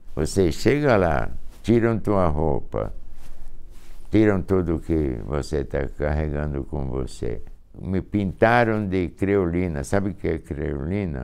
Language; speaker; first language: Portuguese; non-native, fluent; Hungarian